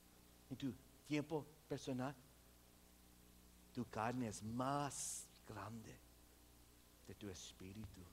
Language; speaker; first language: Spanish; non-native, local second language; English